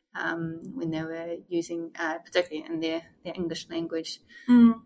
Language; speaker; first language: English; native; English